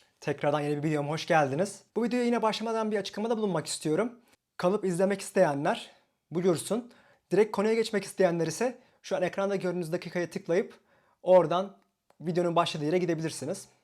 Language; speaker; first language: Turkish; native; Turkish